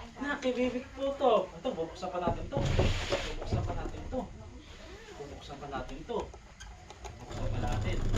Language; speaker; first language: Filipino; native; Filipino